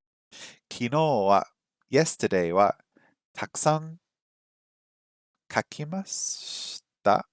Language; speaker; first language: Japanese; non-native, learner; English